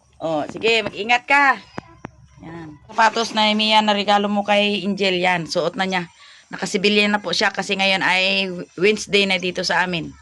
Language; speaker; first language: Filipino; native; Filipino